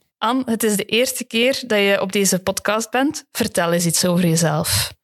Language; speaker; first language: Dutch; native; Dutch